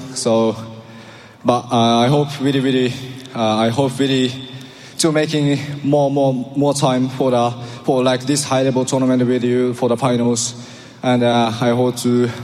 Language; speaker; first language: English; non-native, learner; Japanese